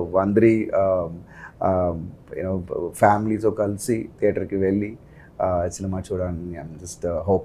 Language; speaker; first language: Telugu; non-native, learner; Tamil